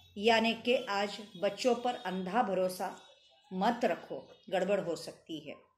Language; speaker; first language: Hindi; non-native, local second language; Marathi